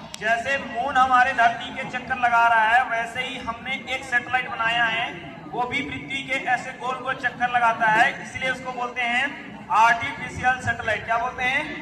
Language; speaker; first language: Hindi; native; Hindi